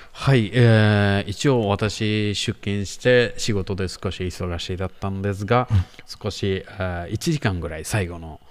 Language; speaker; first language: Japanese; non-native, learner; Bangla